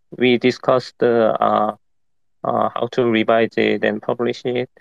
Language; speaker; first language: English; non-native, fluent; Korean